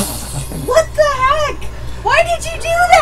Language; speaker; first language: English; native; English